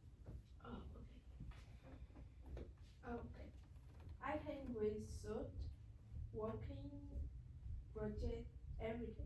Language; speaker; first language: English; non-native, learner; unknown